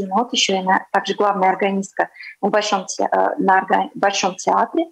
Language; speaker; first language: Russian; native; Russian